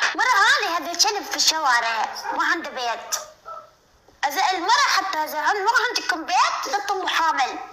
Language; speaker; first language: Arabic; non-native, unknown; Turkish